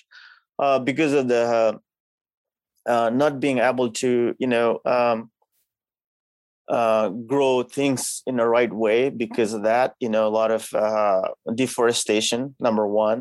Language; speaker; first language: English; non-native, local second language; Nepali